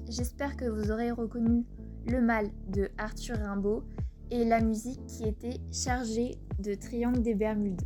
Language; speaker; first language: French; native; French